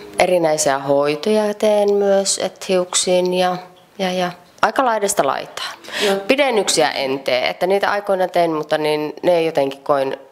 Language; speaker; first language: Finnish; native; Finnish